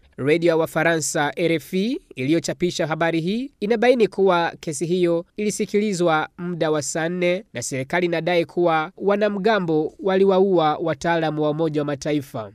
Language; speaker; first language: Swahili; non-native, local second language; Rundi